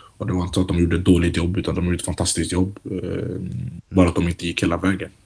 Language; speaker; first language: Swedish; early bilingual, other home language; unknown